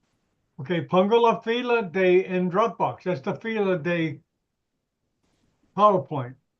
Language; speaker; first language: Spanish; non-native, learner; English